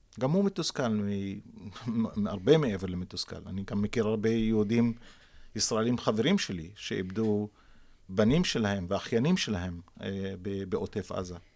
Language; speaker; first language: Hebrew; non-native, local second language; Arabic